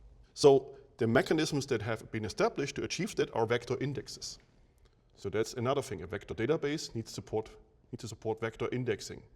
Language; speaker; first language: English; non-native, fluent; German